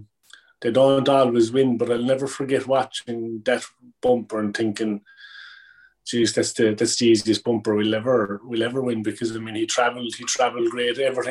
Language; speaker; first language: English; native; English